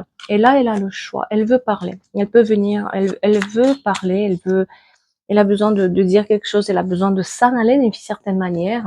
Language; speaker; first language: French; native; French